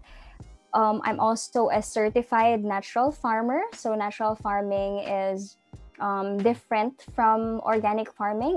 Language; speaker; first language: English; non-native, local second language; Cebuano